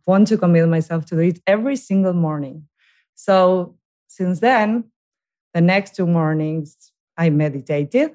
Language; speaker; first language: English; non-native, fluent; Spanish